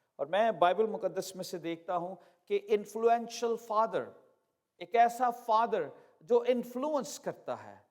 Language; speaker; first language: Urdu; native; Urdu